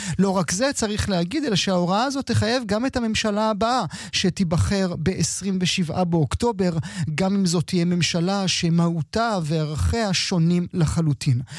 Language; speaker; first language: Hebrew; native; Hebrew